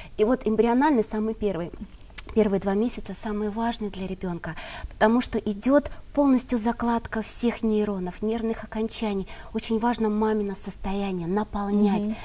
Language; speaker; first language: Russian; native; Russian